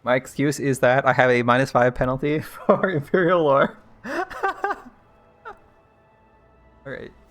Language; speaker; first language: English; native; English